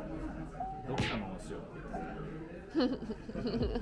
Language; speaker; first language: Japanese; native; Japanese